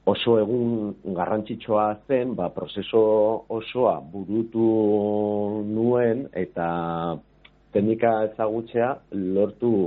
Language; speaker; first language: Basque; non-native, local second language; Spanish